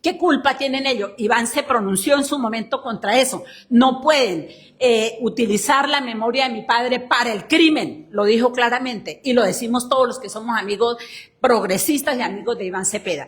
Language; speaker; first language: Spanish; native; Spanish